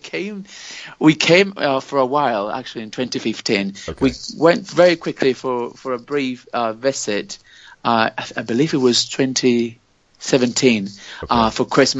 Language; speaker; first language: English; non-native, fluent; Spanish